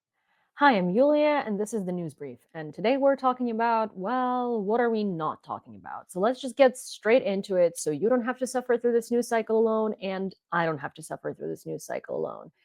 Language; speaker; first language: English; non-native, fluent; Ukrainian